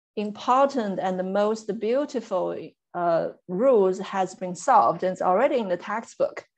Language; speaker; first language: English; non-native, fluent; Chinese